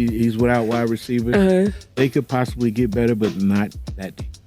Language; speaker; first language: English; native; English